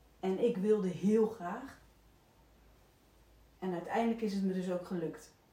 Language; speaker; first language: Dutch; native; Dutch